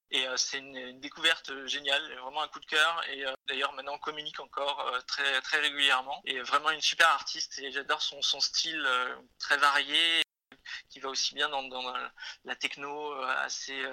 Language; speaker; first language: French; native; French